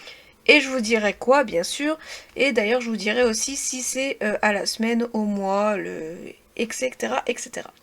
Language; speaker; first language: French; native; French